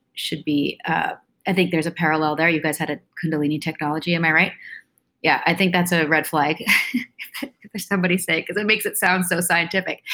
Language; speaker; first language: English; native; English